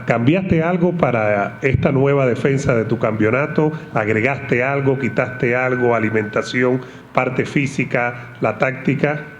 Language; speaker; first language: Spanish; native; Spanish